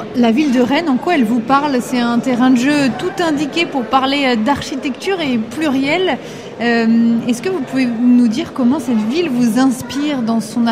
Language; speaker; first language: French; native; French